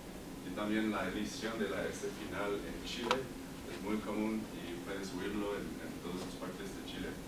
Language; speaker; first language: Spanish; non-native, learner; English